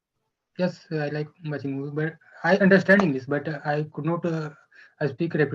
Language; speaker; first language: English; non-native, learner; Hindi